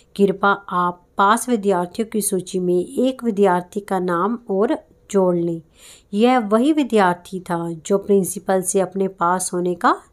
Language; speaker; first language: Hindi; non-native, local second language; Punjabi